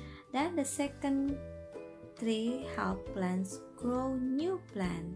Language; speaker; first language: English; non-native, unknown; Indonesian